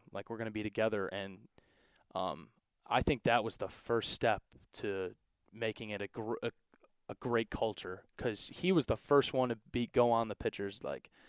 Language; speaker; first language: English; native; English